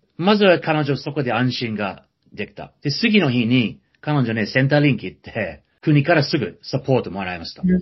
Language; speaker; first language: Japanese; non-native, fluent; English